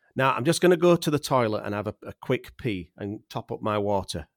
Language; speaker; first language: English; native; English